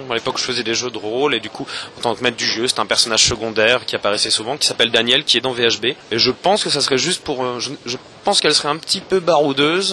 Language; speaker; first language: French; native; French